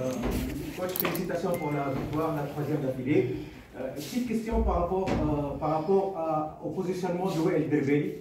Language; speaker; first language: French; non-native, local second language; Arabic